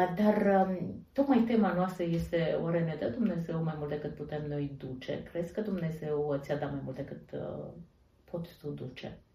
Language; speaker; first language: Romanian; native; Romanian